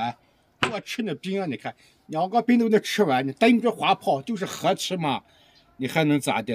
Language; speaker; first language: Chinese; native; Chinese